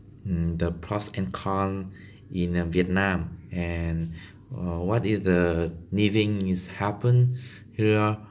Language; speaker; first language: English; non-native, learner; Vietnamese